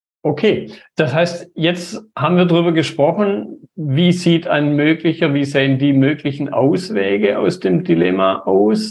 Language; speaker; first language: German; native; German